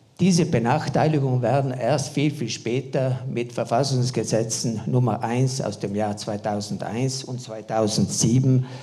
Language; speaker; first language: German; non-native, local second language; Ladin